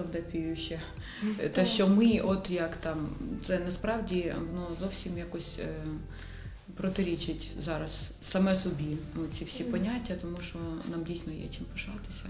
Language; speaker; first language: Ukrainian; native; Ukrainian